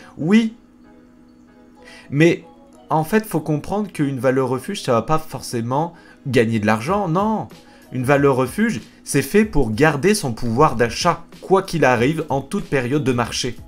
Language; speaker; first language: French; native; French